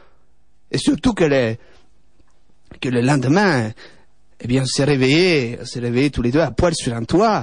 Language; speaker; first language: French; native; French